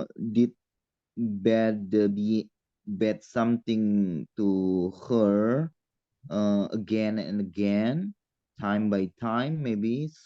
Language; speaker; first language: English; non-native, learner; Indonesian